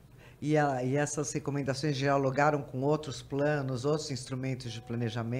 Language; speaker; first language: Portuguese; native; Portuguese